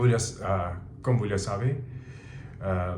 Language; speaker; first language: French; non-native, learner; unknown